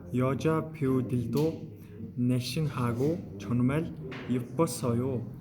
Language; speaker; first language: Korean; non-native, learner; Mongolian